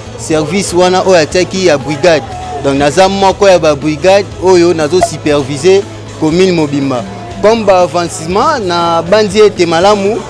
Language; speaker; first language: Lingala; native; Lingala